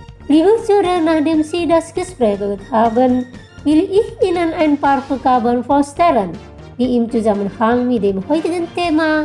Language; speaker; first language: German; non-native, fluent; Indonesian